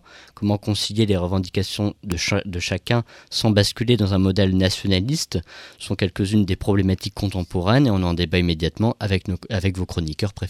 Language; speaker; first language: French; native; French